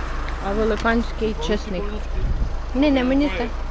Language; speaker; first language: Czech; non-native, learner; Ukrainian